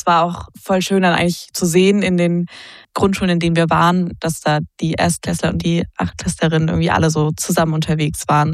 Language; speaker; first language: German; native; German